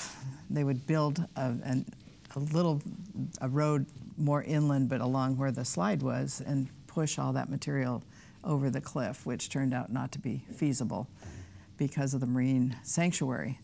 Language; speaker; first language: English; native; English